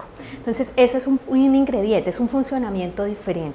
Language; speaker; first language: Spanish; native; Spanish